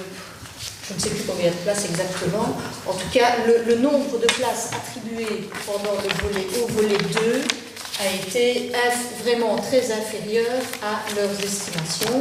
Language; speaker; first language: French; native; French